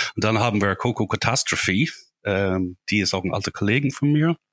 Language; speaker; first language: German; non-native, fluent; English